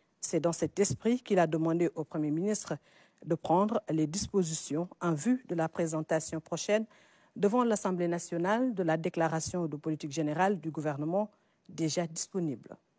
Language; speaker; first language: French; non-native, local second language; Wolof